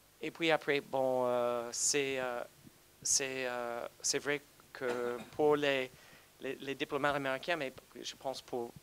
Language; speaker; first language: French; non-native, fluent; English